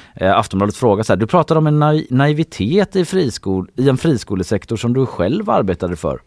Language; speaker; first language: Swedish; native; Swedish